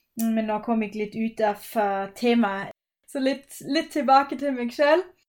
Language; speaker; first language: Norwegian; non-native, fluent; German